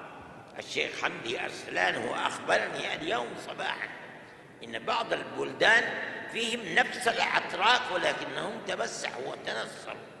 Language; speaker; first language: Arabic; non-native, fluent; Urdu